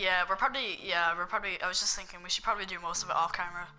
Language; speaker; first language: English; native; English